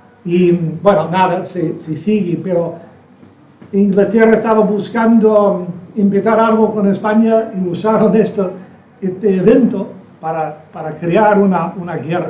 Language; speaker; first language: Spanish; non-native, fluent; English